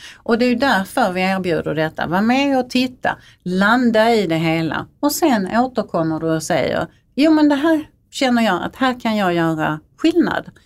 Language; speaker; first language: Swedish; native; Swedish